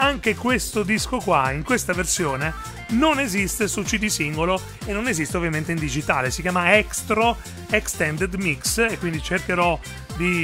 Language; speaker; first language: Italian; native; Italian